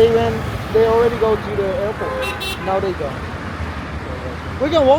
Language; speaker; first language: English; non-native, learner; Korean